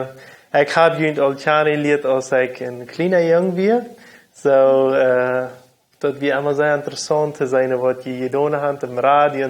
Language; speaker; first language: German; non-native, local second language; Plautdietsch